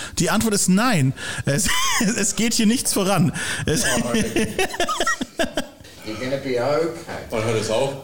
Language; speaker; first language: German; native; German